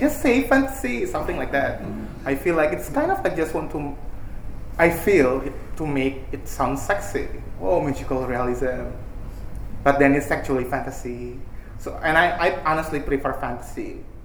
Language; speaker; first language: English; non-native, fluent; Indonesian